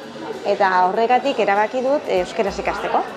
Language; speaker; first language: Basque; non-native, learner; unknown